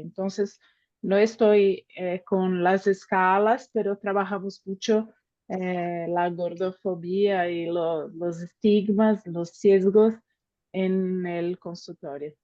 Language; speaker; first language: Spanish; non-native, fluent; Portuguese